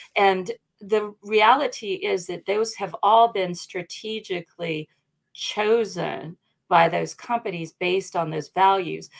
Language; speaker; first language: English; native; English